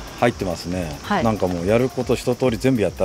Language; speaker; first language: Japanese; native; Japanese